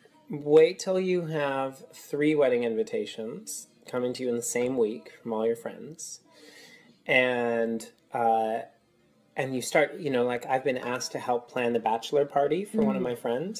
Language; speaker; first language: English; native; English